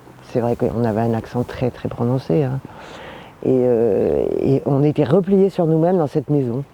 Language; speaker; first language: French; native; French